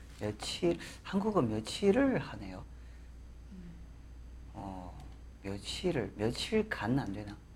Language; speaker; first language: Korean; non-native, fluent; Chinese